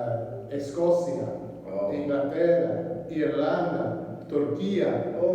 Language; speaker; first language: Spanish; non-native, learner; English